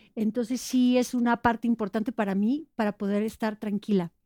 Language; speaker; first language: Spanish; native; Spanish